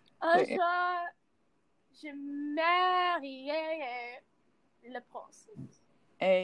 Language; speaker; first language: French; non-native, learner; English